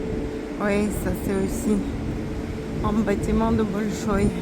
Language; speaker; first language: French; non-native, learner; Russian